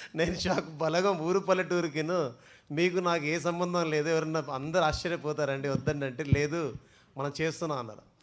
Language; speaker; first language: Telugu; native; Telugu